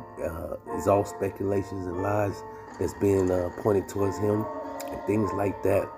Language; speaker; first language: English; native; English